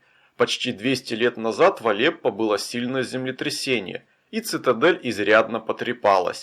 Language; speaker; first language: Russian; native; Russian